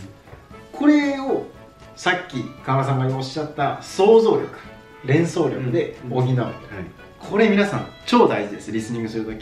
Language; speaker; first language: Japanese; native; Japanese